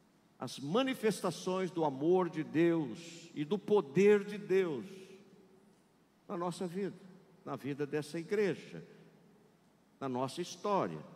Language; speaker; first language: Portuguese; native; Portuguese